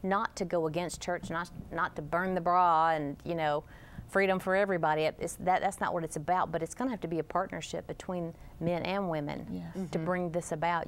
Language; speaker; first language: English; native; English